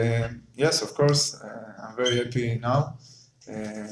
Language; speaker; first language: English; non-native, learner; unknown